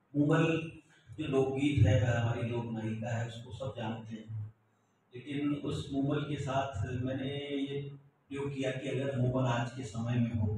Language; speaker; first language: Hindi; non-native, local second language; Rajasthani